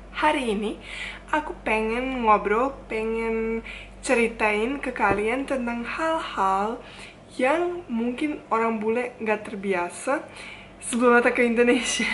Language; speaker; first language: Indonesian; non-native, fluent; Bosnian